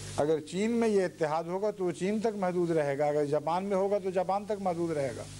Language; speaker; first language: Urdu; native; Urdu